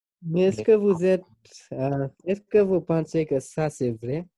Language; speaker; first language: French; non-native, learner; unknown